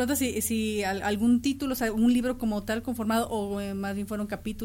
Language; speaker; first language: Spanish; native; Spanish